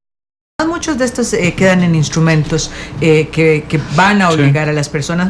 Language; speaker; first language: Spanish; native; Spanish